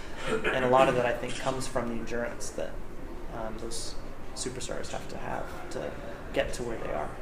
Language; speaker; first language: English; native; English